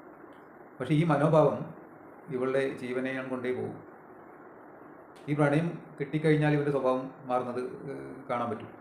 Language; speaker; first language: Malayalam; native; Malayalam